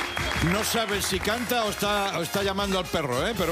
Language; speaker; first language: Spanish; native; Spanish